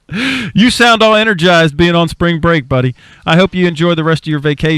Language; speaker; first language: English; native; English